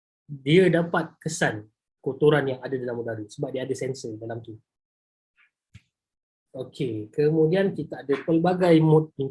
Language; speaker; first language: Malay; native; Malay